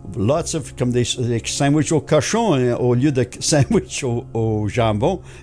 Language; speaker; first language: French; non-native, local second language; English